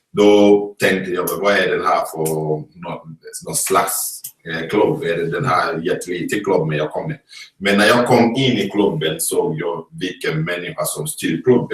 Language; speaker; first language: Swedish; non-native, fluent; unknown